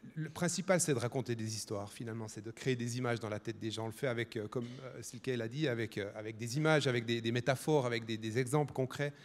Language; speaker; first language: French; non-native, fluent; Spanish